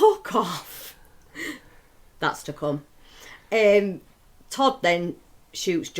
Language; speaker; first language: English; native; English